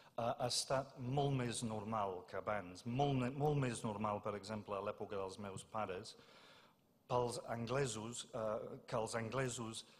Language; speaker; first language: Catalan; non-native, fluent; English